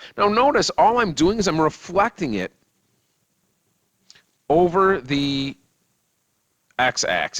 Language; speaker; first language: English; native; English